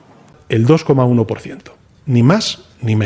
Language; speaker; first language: Spanish; native; Spanish